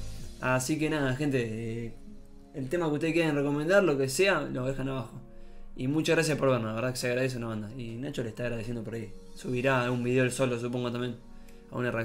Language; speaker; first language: Spanish; native; Spanish